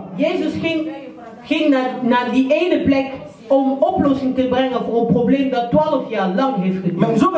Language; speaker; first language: Dutch; early bilingual, other home language; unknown